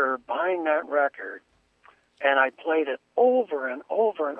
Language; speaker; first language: English; native; English